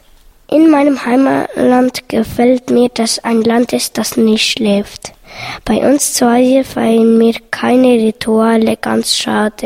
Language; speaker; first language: German; early bilingual, other home language; Serbian